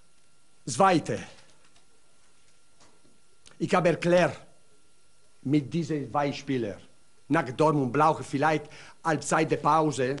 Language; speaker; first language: German; non-native, learner; Italian